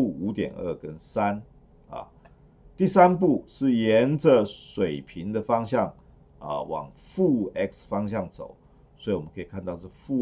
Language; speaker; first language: Chinese; native; Chinese